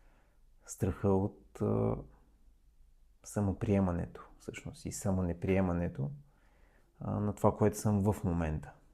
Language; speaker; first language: Bulgarian; native; Bulgarian